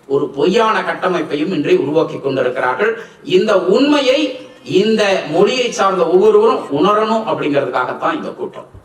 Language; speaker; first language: Tamil; non-native, local second language; Telugu